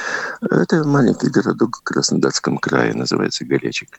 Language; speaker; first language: Russian; native; Russian